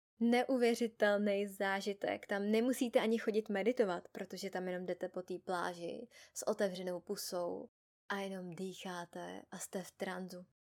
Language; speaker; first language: Czech; native; Czech